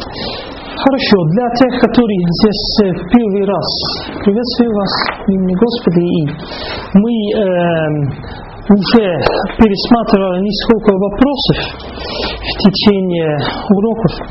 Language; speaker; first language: Russian; non-native, fluent; Dutch